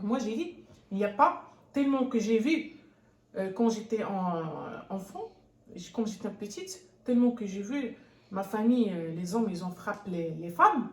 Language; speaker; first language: French; non-native, local second language; Arabic